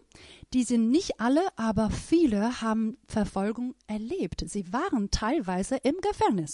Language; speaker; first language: German; non-native, fluent; Persian